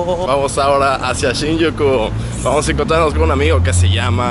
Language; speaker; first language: Spanish; native; Spanish